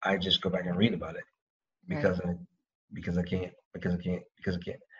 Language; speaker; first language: English; native; English